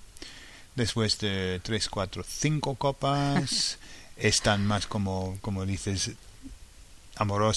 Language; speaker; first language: Spanish; non-native, fluent; English